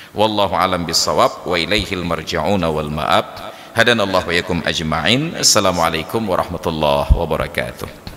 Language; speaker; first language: Malay; non-native, local second language; Achinese